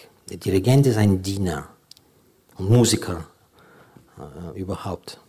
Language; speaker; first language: German; non-native, fluent; Ukrainian